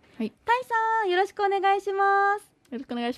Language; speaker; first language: Japanese; native; Japanese